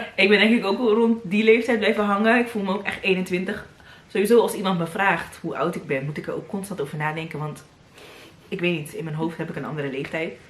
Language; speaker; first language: Dutch; native; Dutch